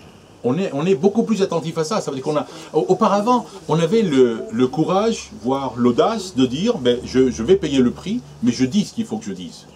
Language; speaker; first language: French; native; French